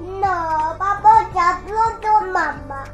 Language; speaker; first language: Italian; early bilingual, other home language; Bangla